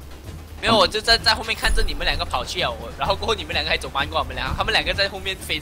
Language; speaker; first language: Chinese; native; Chinese